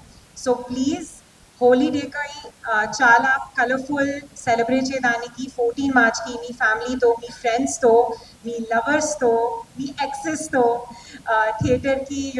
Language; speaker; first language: Telugu; non-native, local second language; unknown